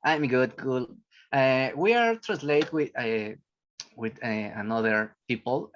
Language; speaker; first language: English; non-native, learner; Spanish